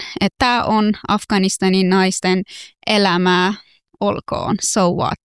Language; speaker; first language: Finnish; non-native, fluent; Persian